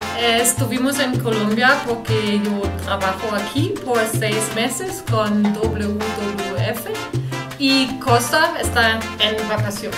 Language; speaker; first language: Spanish; non-native, learner; German